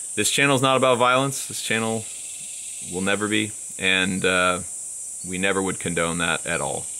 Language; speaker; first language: English; native; English